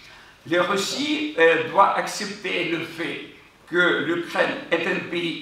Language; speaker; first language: French; non-native, fluent; Ukrainian